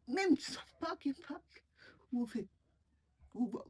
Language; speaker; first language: French; non-native, learner; Mongolian